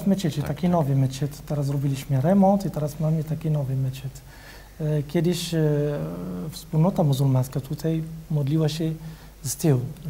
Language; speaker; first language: Polish; non-native, learner; Arabic